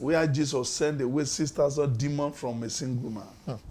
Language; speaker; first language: English; non-native, local second language; Yoruba